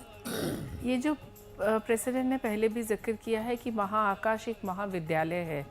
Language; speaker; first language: Hindi; native; Hindi